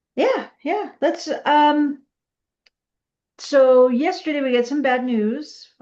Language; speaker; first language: English; native; English